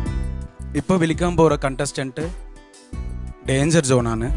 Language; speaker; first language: Malayalam; non-native, learner; Tamil